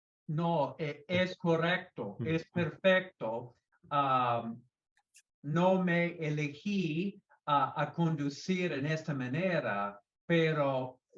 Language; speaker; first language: Spanish; non-native, learner; English